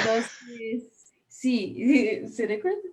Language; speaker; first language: Spanish; non-native, learner; Portuguese